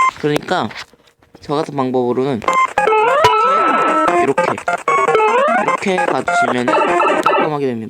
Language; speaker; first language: Korean; native; Korean